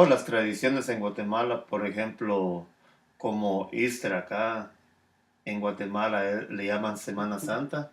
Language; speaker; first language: Spanish; native; Spanish